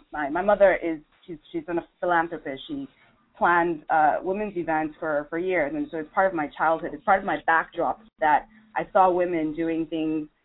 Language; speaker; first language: English; non-native, local second language; Yoruba